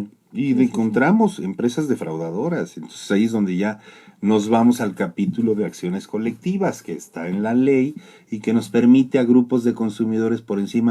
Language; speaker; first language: Spanish; native; Spanish